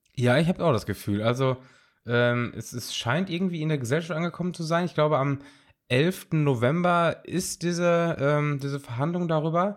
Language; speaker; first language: German; native; German